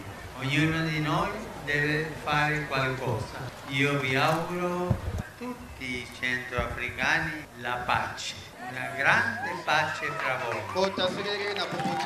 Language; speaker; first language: Italian; non-native, fluent; Spanish